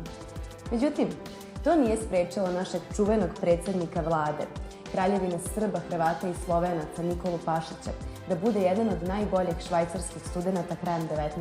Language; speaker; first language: Bosnian; native; Bosnian